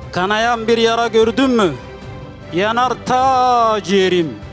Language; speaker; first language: Turkish; non-native, fluent; Arabic